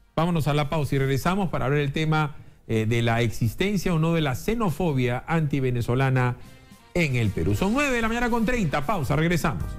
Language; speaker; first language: Spanish; native; Spanish